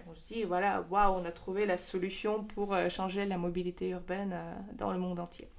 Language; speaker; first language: French; non-native, fluent; Russian